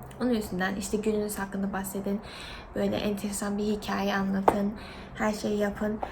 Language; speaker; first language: Turkish; non-native, fluent; Korean